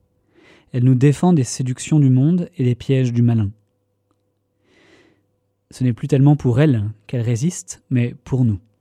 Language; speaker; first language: French; native; French